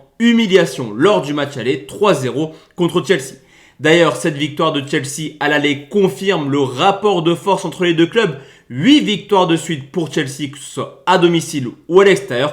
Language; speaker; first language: French; native; French